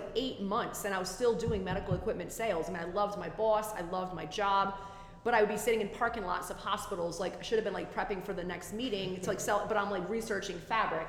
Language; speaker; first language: English; native; English